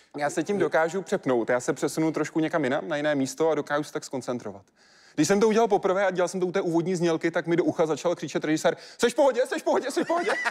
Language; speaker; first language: Czech; native; Czech